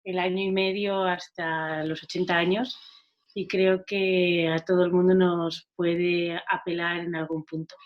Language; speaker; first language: Spanish; non-native, local second language; Catalan